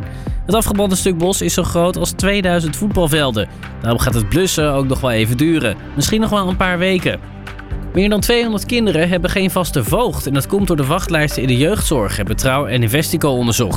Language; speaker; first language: Dutch; native; Dutch